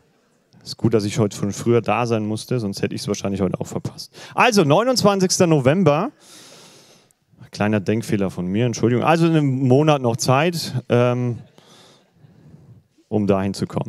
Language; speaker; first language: German; native; German